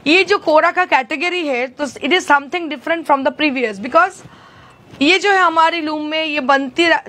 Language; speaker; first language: Hindi; non-native, local second language; Bangla